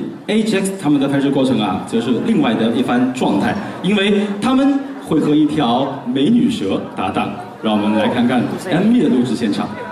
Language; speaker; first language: Chinese; native; Chinese